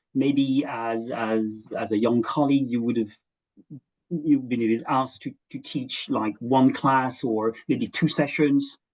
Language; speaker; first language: English; non-native, fluent; French